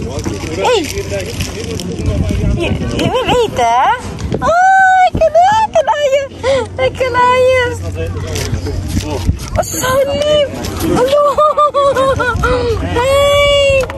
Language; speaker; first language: Dutch; non-native, learner; Filipino